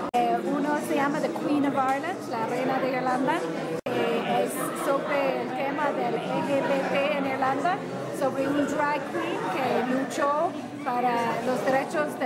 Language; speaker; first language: Spanish; non-native, fluent; English